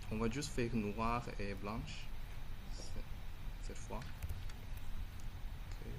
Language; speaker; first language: French; non-native, learner; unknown